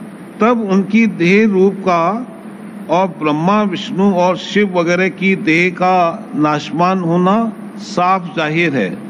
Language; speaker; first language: Hindi; native; Hindi